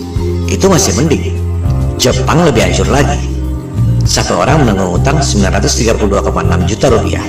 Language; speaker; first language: Indonesian; native; Indonesian